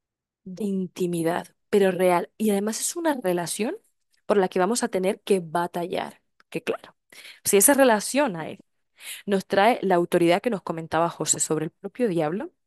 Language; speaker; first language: Spanish; native; Spanish